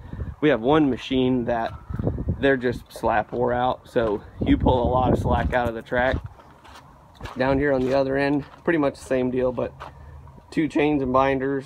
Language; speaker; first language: English; native; English